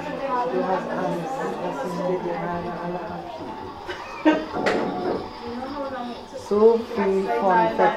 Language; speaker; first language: German; non-native, fluent; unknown